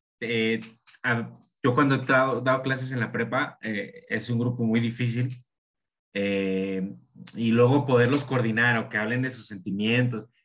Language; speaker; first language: Spanish; native; Spanish